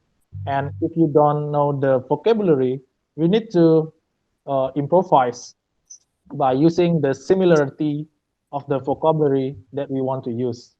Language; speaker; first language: English; non-native, learner; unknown